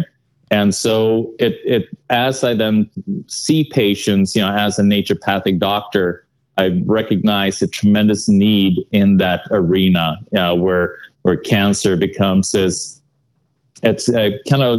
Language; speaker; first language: English; non-native, fluent; Swedish